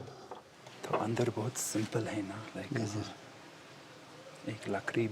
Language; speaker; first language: Hindi; non-native, fluent; English